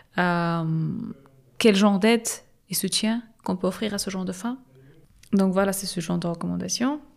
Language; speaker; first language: French; non-native, local second language; Arabic